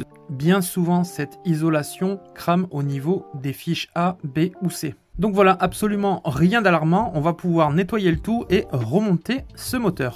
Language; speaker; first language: French; native; French